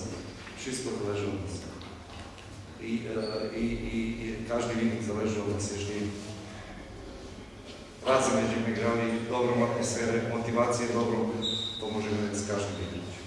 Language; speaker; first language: Polish; non-native, fluent; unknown